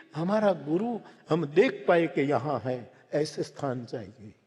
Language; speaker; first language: Hindi; non-native, local second language; Gujarati